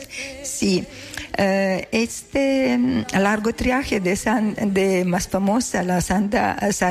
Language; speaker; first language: Spanish; non-native, learner; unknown